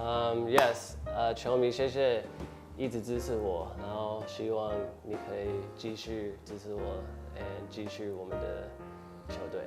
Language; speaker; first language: Chinese; early bilingual, heritage; Chinese